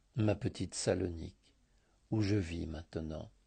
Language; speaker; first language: French; early bilingual, heritage; Greek